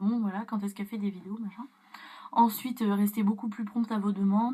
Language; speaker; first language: French; native; French